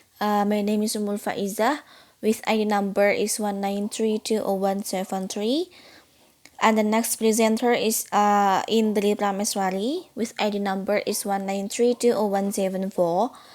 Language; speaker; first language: English; non-native, learner; Indonesian